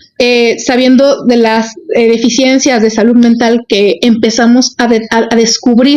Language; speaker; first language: Spanish; native; Spanish